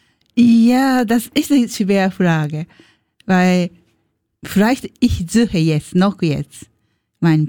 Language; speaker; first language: German; non-native, learner; Japanese